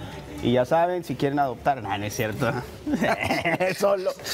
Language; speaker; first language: Spanish; native; Spanish